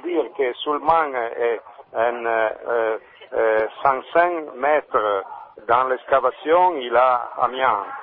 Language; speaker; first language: French; non-native, learner; Italian